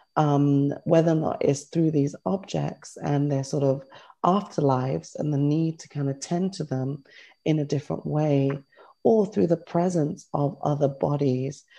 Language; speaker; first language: English; native; English